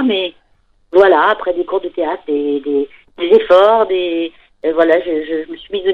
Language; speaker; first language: French; native; French